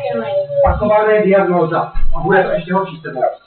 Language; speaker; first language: Czech; native; Czech